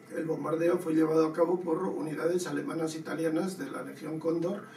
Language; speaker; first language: Spanish; non-native, local second language; Basque